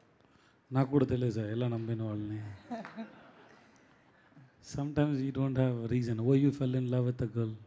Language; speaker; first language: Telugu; non-native, learner; Tamil